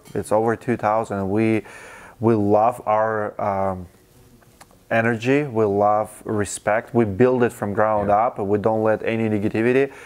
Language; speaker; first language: English; non-native, fluent; Russian